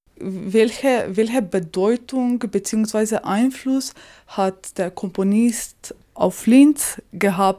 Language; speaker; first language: German; non-native, learner; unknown